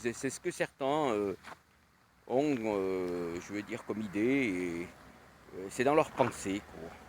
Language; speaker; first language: French; native; French